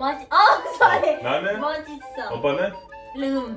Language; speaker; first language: Korean; non-native, learner; Thai